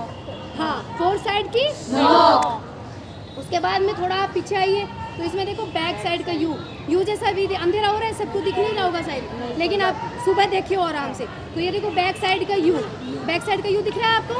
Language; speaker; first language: Hindi; native; Hindi